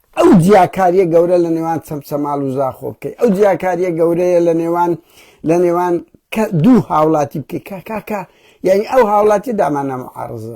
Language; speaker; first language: Central Kurdish; early bilingual, heritage; Central Kurdish